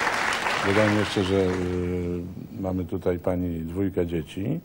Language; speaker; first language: Polish; native; Polish